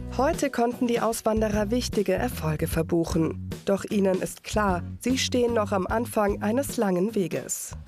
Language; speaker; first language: German; native; German